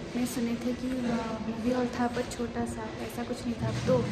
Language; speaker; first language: Hindi; non-native, local second language; Bangla